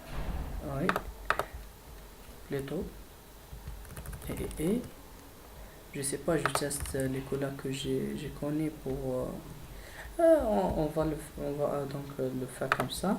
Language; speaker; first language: French; non-native, fluent; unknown